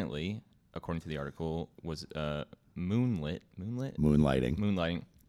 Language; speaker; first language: English; native; English